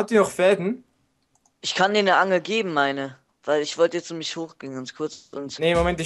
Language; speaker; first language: German; native; German